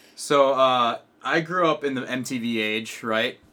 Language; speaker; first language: English; native; English